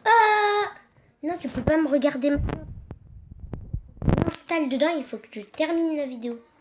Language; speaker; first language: French; native; French